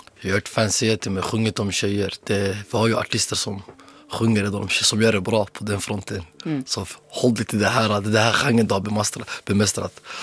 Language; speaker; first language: Swedish; early bilingual, other home language; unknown